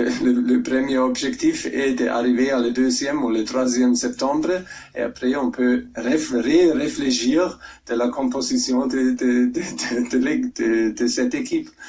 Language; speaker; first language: French; non-native, fluent; German